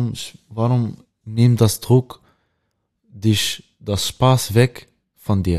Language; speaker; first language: German; non-native, learner; Dutch